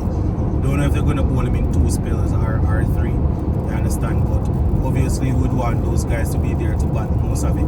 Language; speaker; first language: English; native; English